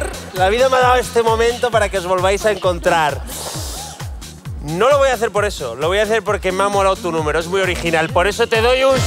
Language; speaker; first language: Spanish; native; Spanish